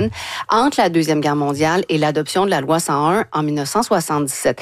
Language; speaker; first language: French; native; French